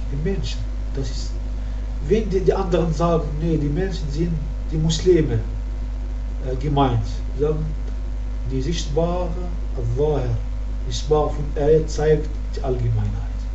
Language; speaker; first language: German; non-native, fluent; Arabic